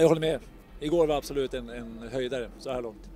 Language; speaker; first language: Swedish; native; Swedish